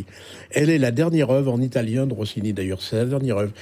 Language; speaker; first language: French; native; French